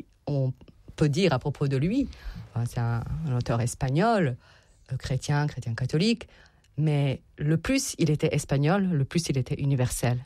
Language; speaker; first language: French; non-native, fluent; Serbian